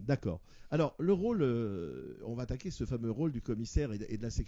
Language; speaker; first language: French; native; French